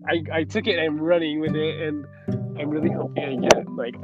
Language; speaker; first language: English; native; English